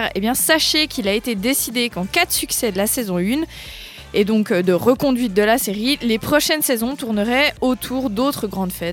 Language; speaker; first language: French; native; French